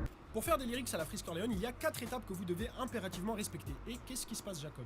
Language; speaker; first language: French; native; French